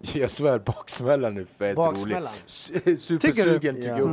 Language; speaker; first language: Swedish; native; Swedish